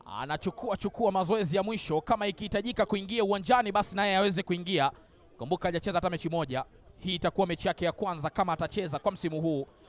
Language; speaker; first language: Swahili; native; Swahili